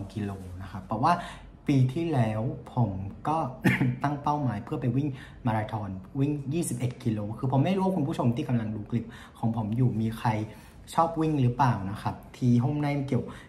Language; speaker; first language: Thai; non-native, fluent; Vietnamese